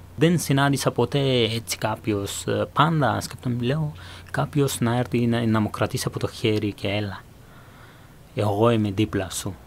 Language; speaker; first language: Greek; non-native, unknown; Persian